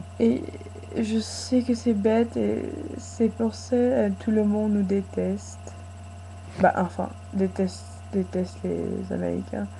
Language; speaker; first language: French; non-native, learner; English